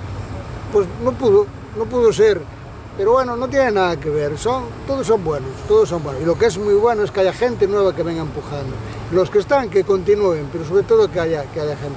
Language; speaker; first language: Spanish; native; Spanish